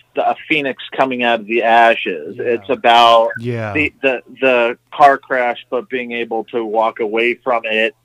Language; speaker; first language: English; native; English